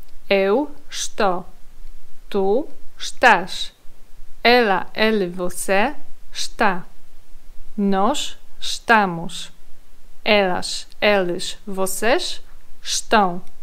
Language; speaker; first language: Portuguese; non-native, fluent; Polish